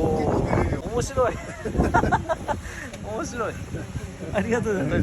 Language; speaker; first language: Japanese; non-native, fluent; Urdu